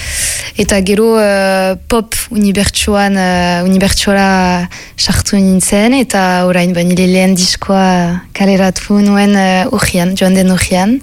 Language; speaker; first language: Basque; non-native, local second language; French